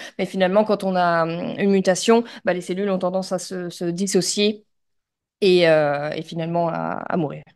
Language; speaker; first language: French; native; French